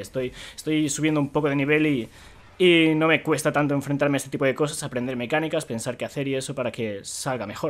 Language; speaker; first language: Spanish; native; Spanish